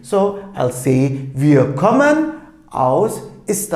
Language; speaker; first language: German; non-native, fluent; Turkish